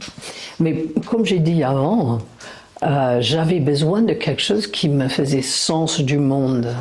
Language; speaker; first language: French; non-native, fluent; English